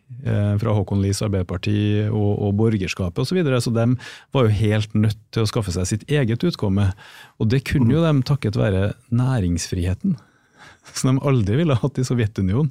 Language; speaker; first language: Norwegian; native; Norwegian